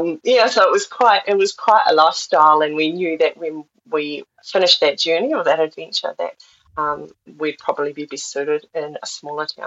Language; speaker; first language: English; native; English